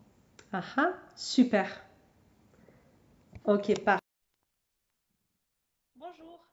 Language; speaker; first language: French; non-native, learner; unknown